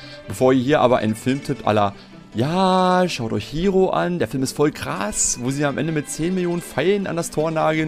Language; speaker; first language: German; native; German